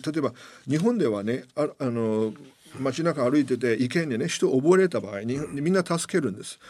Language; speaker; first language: Japanese; non-native, fluent; Chinese